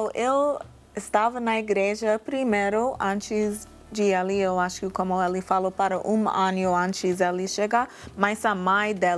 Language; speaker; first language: Portuguese; non-native, learner; English